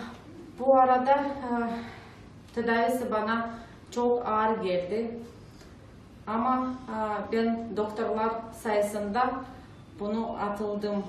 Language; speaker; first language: Turkish; non-native, learner; Russian